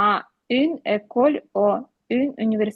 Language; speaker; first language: French; non-native, learner; Ukrainian